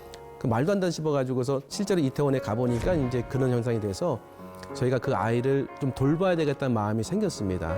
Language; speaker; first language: Korean; native; Korean